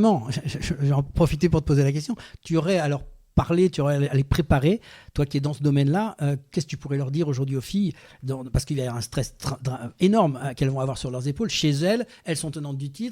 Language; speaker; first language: French; native; French